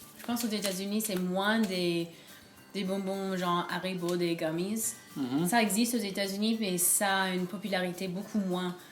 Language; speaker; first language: French; non-native, fluent; English